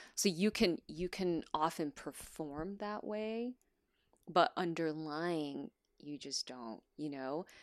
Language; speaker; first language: English; early bilingual, other home language; Chinese